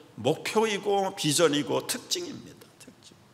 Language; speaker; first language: Korean; native; Korean